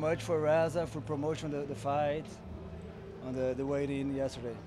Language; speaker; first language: English; non-native, learner; Portuguese